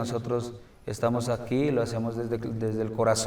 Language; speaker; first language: Spanish; native; Spanish